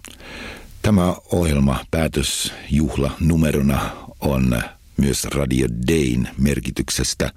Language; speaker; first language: Finnish; native; Finnish